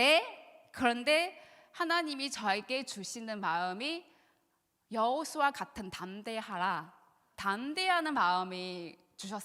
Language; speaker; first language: Korean; non-native, learner; Chinese